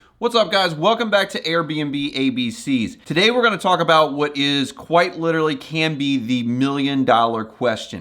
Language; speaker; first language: English; native; English